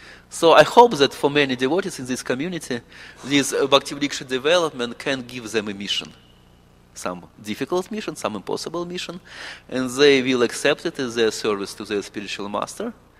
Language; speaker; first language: English; non-native, fluent; Russian